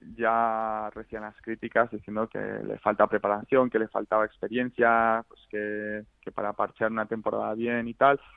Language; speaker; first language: Spanish; native; Spanish